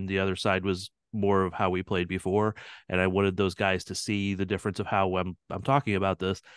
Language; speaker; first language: English; native; English